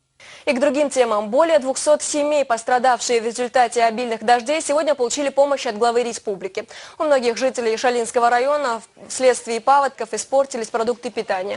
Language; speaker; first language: Russian; native; Russian